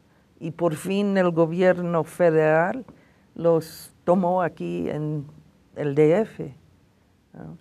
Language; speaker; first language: Spanish; non-native, fluent; English